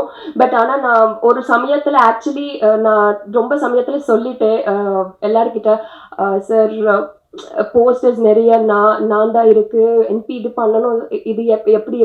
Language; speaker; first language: Tamil; non-native, learner; Telugu